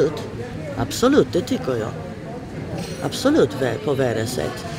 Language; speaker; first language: Swedish; non-native, fluent; Polish